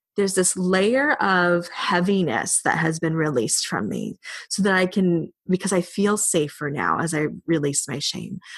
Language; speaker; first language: English; native; English